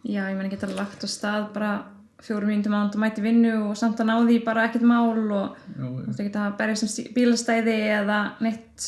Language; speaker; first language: Icelandic; native; Icelandic